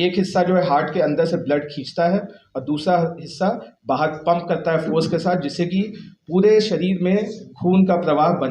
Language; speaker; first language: Hindi; native; Hindi